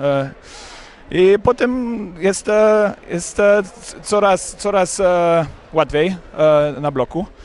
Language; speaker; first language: Polish; non-native, learner; German